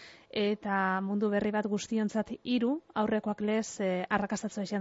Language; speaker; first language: Basque; native; Basque